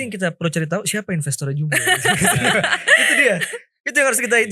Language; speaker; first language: Indonesian; native; Indonesian